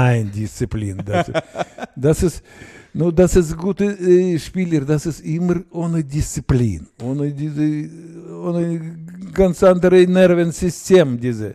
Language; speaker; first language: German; non-native, learner; Russian